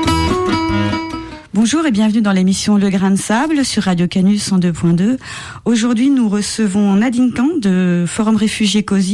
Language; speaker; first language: French; native; French